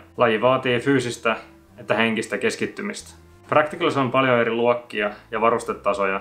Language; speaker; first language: Finnish; native; Finnish